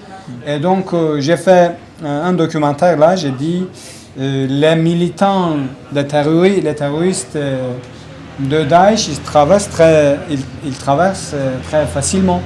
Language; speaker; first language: French; non-native, learner; Kurdish